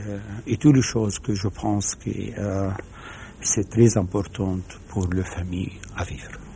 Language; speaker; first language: French; non-native, learner; Arabic